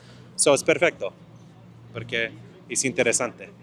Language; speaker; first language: Spanish; non-native, learner; English